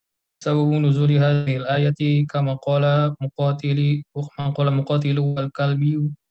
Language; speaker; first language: Arabic; non-native, learner; Indonesian